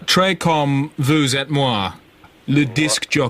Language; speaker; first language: French; non-native, learner; English